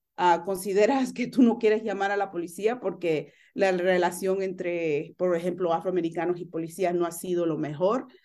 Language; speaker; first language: Spanish; early bilingual, heritage; Spanish